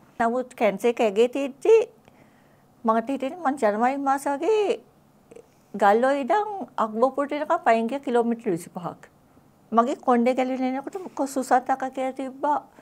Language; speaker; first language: Sinhala; native; Sinhala